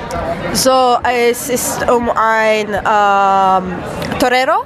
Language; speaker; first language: German; non-native, learner; Romanian